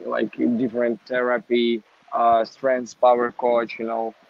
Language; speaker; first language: English; non-native, learner; Ukrainian